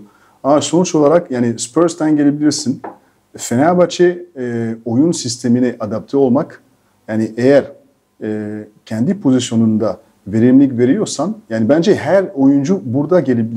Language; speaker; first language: Turkish; non-native, fluent; French